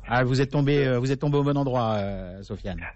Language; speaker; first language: French; native; French